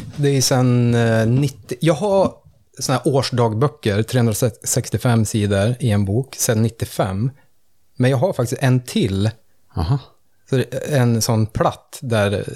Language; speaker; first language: Swedish; native; Swedish